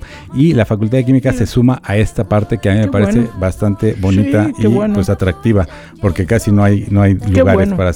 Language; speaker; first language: Spanish; native; Spanish